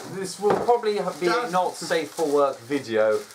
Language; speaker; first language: English; native; English